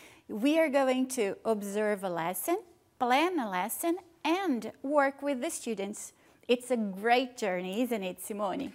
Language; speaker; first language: English; non-native, fluent; Portuguese